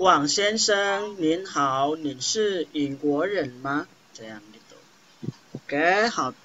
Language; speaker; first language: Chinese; non-native, fluent; Indonesian